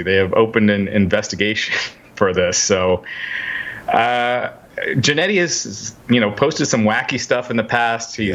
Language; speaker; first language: English; native; English